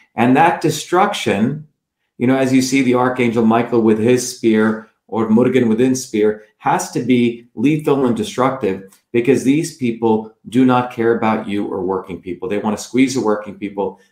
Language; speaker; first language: English; non-native, local second language; Tamil